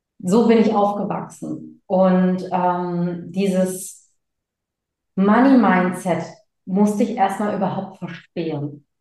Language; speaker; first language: German; early bilingual, other home language; Tamil